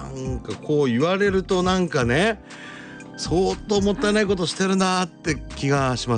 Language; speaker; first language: Japanese; native; Japanese